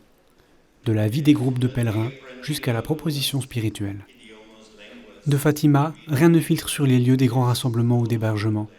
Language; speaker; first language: French; native; French